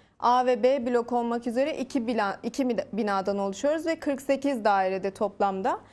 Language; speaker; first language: Turkish; native; Turkish